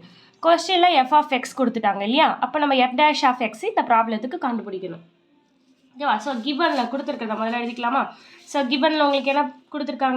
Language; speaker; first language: Tamil; native; Tamil